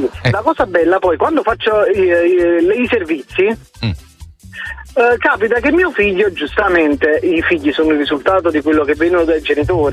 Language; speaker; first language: Italian; native; Italian